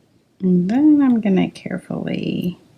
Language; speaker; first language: English; native; English